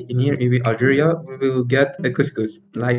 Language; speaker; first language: English; non-native, learner; Arabic